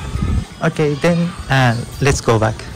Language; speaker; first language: English; non-native, learner; Japanese